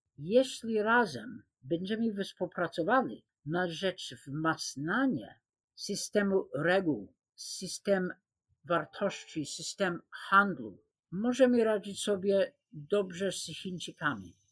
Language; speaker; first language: Polish; non-native, fluent; English